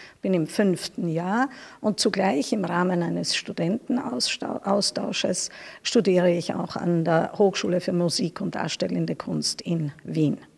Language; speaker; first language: German; non-native, fluent; Polish